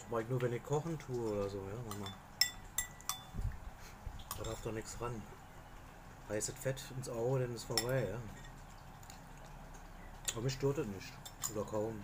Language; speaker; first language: German; native; German